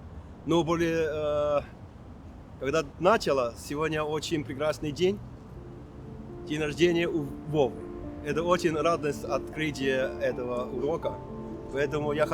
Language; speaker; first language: Russian; non-native, fluent; Chinese